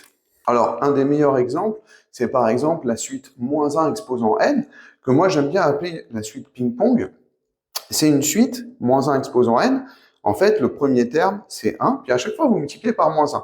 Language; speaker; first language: French; native; French